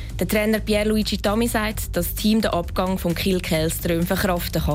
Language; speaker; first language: German; native; German